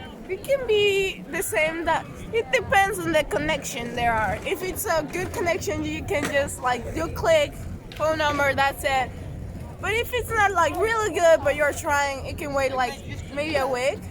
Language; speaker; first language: English; non-native, fluent; Spanish